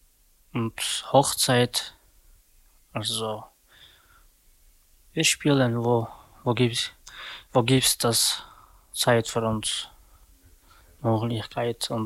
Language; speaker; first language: German; non-native, learner; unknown